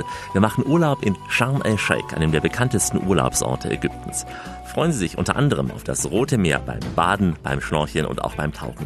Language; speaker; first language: German; native; German